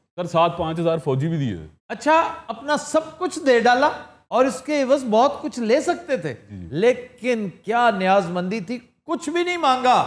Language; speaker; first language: Urdu; non-native, local second language; Punjabi